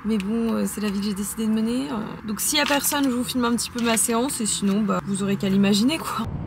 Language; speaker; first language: French; native; French